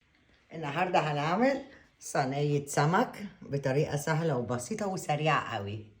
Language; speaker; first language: Arabic; native; Arabic